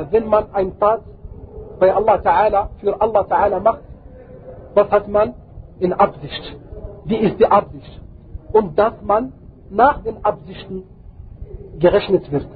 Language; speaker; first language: German; non-native, fluent; Arabic